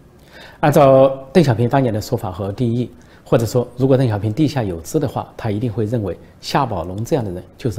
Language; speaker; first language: Chinese; native; Chinese